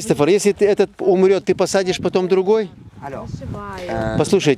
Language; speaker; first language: Russian; native; Russian